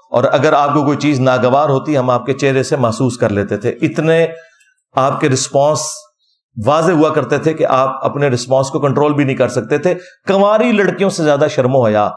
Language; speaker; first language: Urdu; non-native, local second language; Punjabi